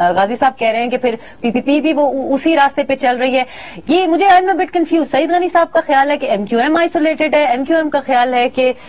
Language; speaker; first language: Urdu; non-native, local second language; Pashto